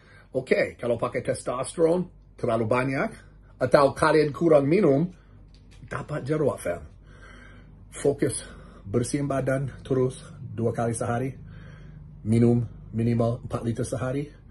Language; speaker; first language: Indonesian; non-native, learner; English